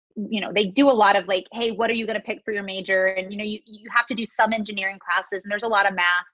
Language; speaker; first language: English; native; English